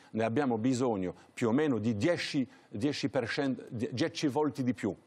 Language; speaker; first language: Italian; early bilingual, heritage; French